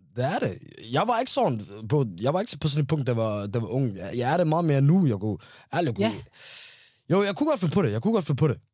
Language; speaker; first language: Danish; early bilingual, other home language; Somali